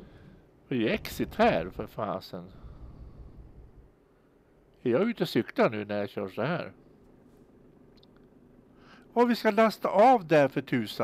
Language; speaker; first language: Swedish; native; Swedish